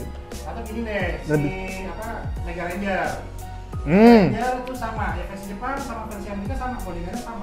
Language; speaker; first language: Indonesian; native; Indonesian